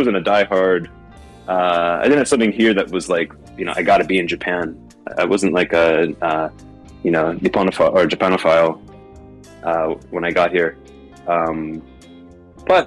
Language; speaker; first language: English; native; English